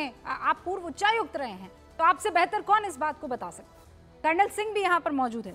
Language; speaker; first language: Hindi; native; Hindi